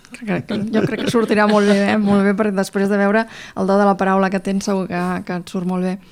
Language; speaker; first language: Catalan; native; Catalan